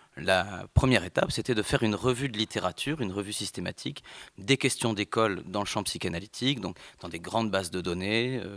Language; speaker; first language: French; native; French